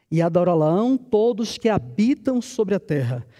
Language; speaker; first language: Portuguese; native; Portuguese